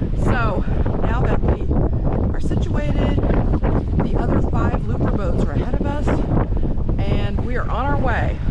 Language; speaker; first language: English; native; English